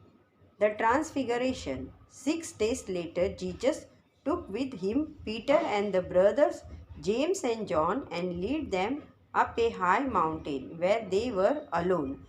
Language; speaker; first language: English; non-native, local second language; Hindi